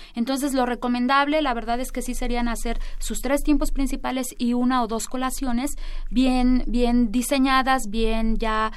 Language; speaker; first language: Spanish; native; Spanish